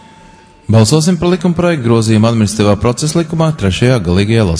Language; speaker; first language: Latvian; native; Latvian